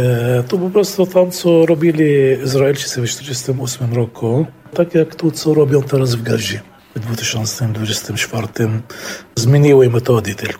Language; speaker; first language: Polish; non-native, fluent; Arabic